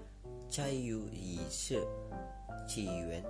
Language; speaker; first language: Chinese; non-native, learner; Indonesian